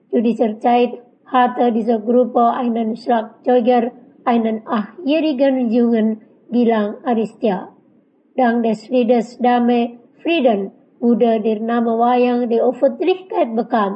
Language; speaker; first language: German; non-native, fluent; Indonesian